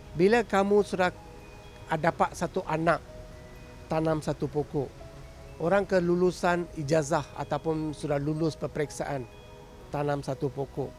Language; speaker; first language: Malay; non-native, local second language; Tamil